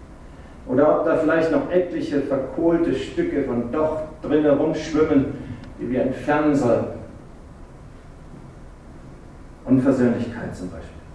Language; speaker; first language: German; native; German